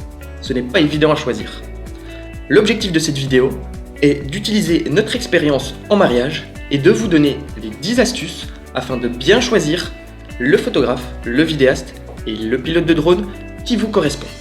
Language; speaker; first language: French; native; French